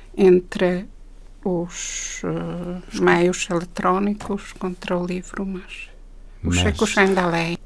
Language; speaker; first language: Portuguese; non-native, fluent; Czech